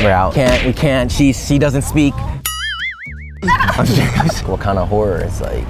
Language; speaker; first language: English; native; English